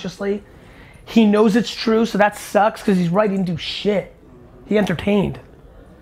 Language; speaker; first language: English; native; English